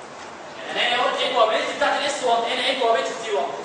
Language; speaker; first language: Arabic; native; Arabic